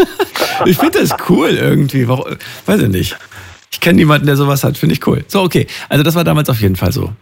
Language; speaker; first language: German; native; German